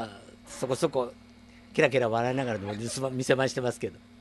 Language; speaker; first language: Japanese; native; Japanese